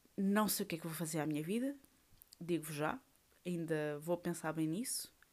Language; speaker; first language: Portuguese; native; Portuguese